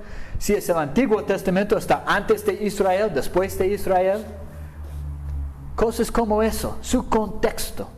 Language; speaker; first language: Spanish; non-native, fluent; English